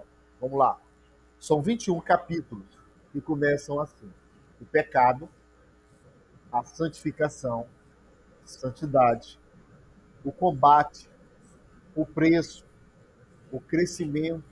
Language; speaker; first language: Portuguese; native; Portuguese